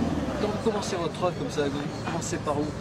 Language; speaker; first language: French; native; French